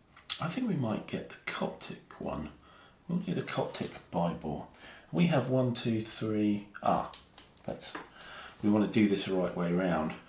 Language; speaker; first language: English; native; English